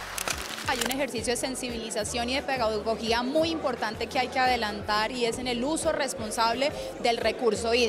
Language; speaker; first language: Spanish; native; Spanish